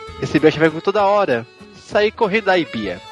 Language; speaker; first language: Portuguese; native; Portuguese